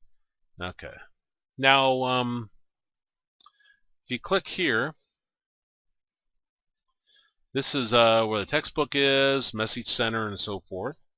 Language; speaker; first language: English; native; English